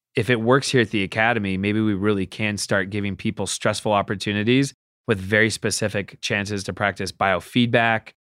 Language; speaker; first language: English; native; English